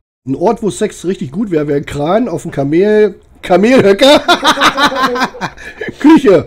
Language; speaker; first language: German; native; German